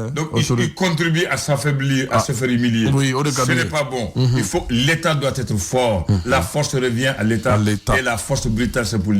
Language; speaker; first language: French; non-native, local second language; Bambara